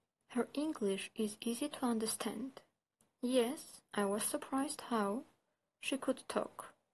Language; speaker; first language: English; non-native, fluent; Armenian